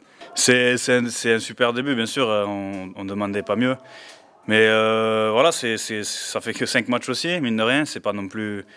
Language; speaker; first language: French; native; French